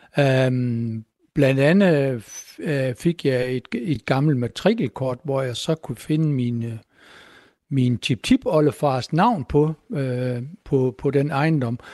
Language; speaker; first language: Danish; native; Danish